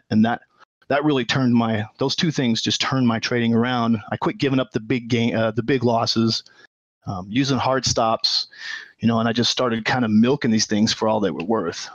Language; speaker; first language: English; native; English